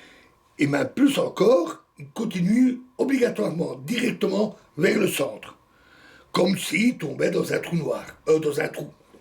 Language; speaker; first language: French; native; French